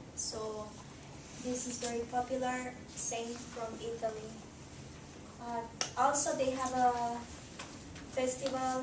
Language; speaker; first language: English; non-native, learner; Spanish